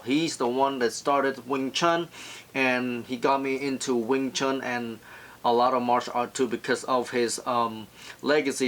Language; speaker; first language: English; non-native, fluent; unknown